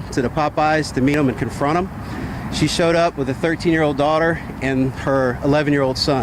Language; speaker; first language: English; native; English